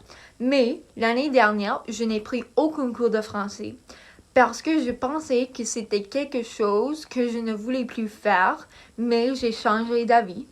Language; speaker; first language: French; non-native, learner; English